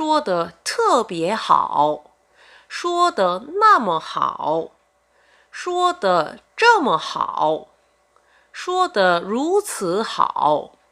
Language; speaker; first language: Chinese; non-native, fluent; Korean